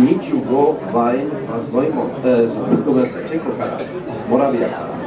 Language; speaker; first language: Japanese; non-native, learner; Czech